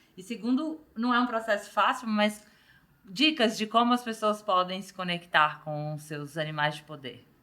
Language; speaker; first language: Portuguese; native; Portuguese